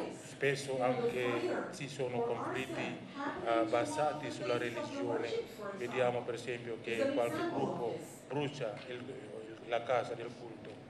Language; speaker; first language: Italian; non-native, learner; Indonesian